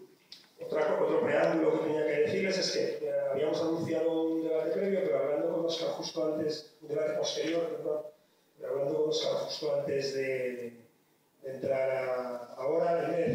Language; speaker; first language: Spanish; native; Spanish